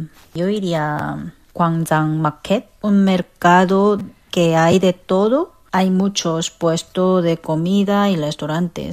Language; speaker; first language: Spanish; non-native, fluent; Korean